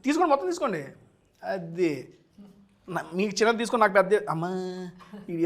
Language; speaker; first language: Telugu; native; Telugu